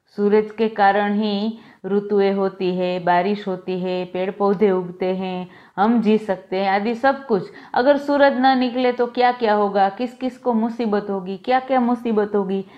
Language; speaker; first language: Hindi; non-native, local second language; Gujarati